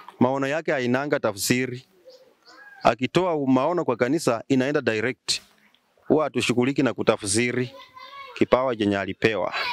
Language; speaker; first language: Swahili; non-native, local second language; Luyia